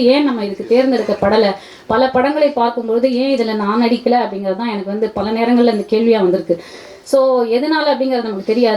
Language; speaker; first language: Tamil; native; Tamil